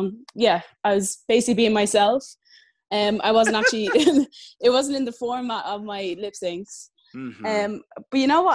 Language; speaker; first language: English; native; English